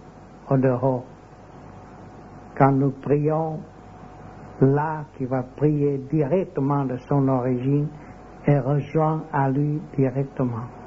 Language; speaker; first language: French; non-native, learner; Vietnamese